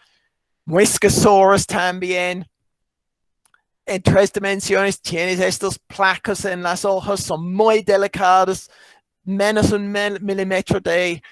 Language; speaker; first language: Spanish; non-native, fluent; English